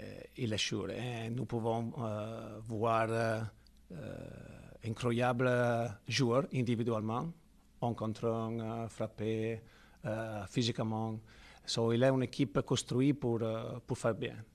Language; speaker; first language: French; non-native, fluent; Italian